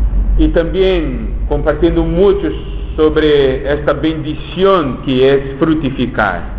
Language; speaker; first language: Spanish; non-native, fluent; Portuguese